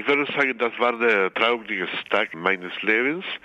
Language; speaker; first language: German; non-native, fluent; Spanish